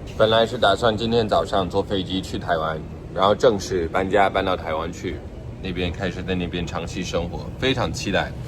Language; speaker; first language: Chinese; non-native, fluent; English